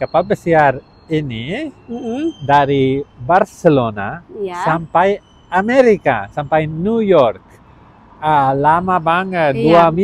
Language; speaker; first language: Indonesian; non-native, learner; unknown